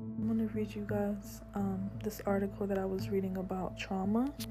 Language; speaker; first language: English; early bilingual, other home language; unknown